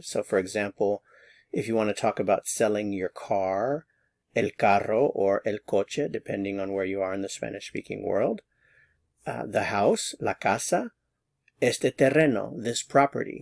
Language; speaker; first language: English; native; English